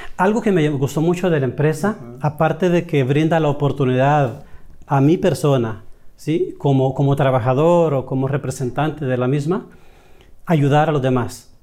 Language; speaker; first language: Spanish; native; Spanish